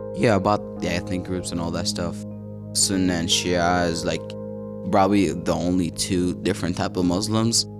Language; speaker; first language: English; early bilingual, other home language; Arabic